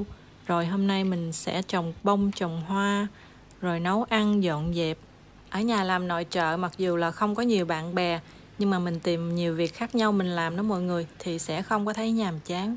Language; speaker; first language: Vietnamese; native; Vietnamese